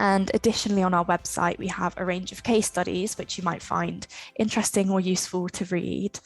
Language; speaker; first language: English; native; English